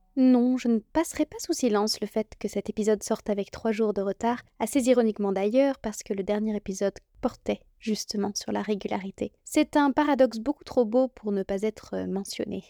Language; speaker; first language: French; native; French